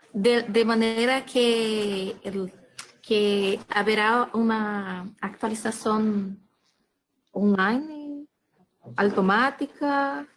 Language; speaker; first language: Spanish; non-native, learner; Portuguese